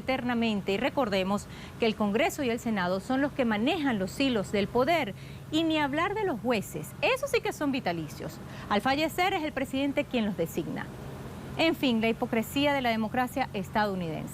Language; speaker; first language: Spanish; native; Spanish